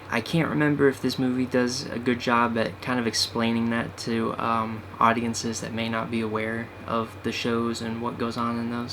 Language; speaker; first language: English; native; English